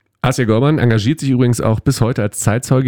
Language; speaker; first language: German; native; German